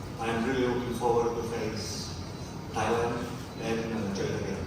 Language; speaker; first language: English; non-native, fluent; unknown